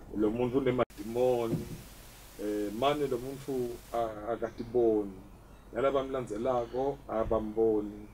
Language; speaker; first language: Zulu; non-native, local second language; Swati